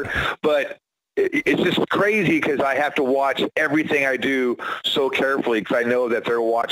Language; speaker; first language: English; native; English